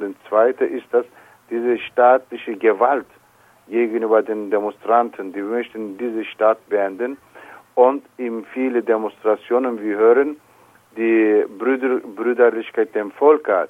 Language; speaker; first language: German; non-native, learner; Turkish